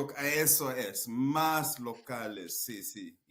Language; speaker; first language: Spanish; non-native, learner; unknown